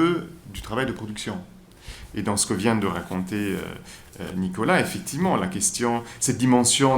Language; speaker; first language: French; native; French